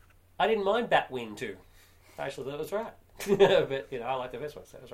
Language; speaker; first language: English; native; English